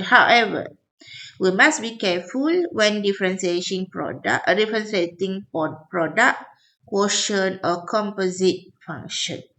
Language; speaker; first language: English; non-native, local second language; Malay